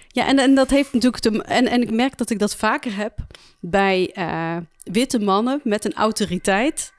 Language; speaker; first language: Dutch; early bilingual, other home language; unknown